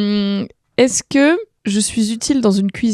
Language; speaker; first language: French; native; French